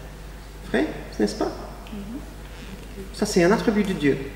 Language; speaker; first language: French; non-native, fluent; English